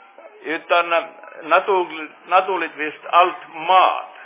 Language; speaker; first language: Swedish; non-native, fluent; Finnish